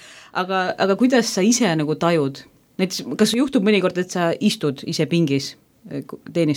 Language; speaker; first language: Estonian; non-native, local second language; Russian